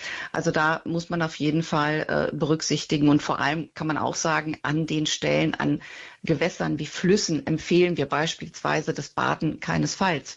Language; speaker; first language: German; native; German